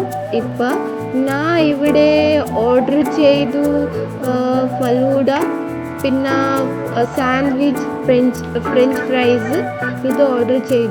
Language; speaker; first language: Malayalam; non-native, learner; Kannada